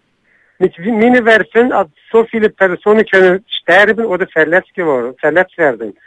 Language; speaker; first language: German; non-native, learner; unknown